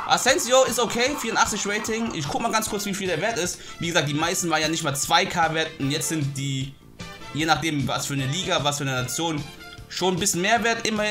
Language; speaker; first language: German; native; German